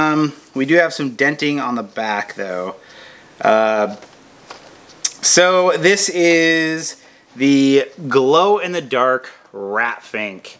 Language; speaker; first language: English; native; English